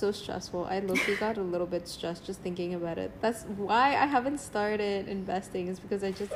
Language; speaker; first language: English; non-native, fluent; Indonesian